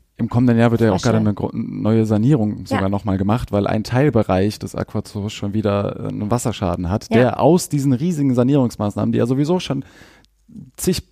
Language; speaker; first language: German; native; German